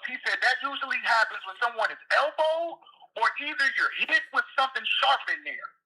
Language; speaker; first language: English; native; English